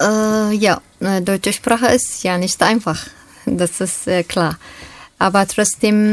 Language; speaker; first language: German; non-native, learner; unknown